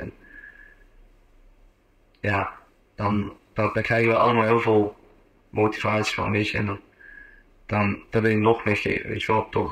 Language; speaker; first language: Dutch; native; Dutch